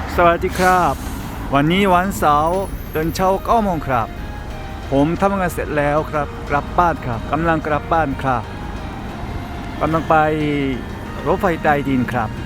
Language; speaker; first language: Thai; non-native, learner; Korean